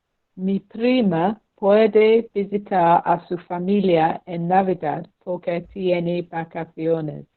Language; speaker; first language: Spanish; non-native, learner; English